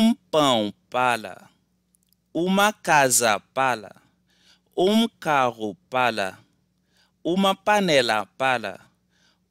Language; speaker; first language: Portuguese; non-native, learner; Haitian Creole